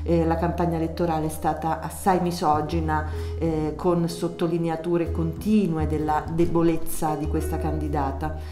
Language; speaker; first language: Italian; native; Italian